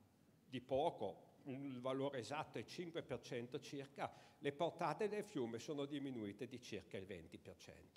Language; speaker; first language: Italian; native; Italian